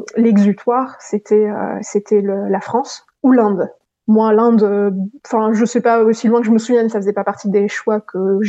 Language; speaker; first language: French; non-native, local second language; Gujarati